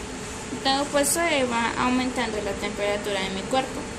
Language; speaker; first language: Spanish; native; Spanish